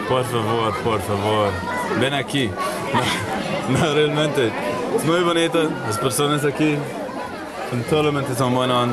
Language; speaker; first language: Spanish; non-native, learner; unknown